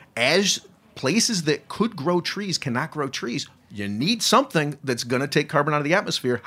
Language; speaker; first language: English; native; English